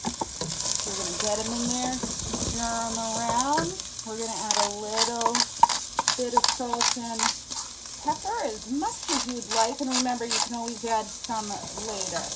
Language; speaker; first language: English; native; English